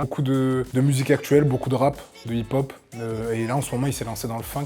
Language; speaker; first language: French; native; French